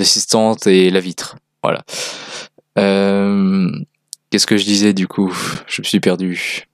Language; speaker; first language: French; native; French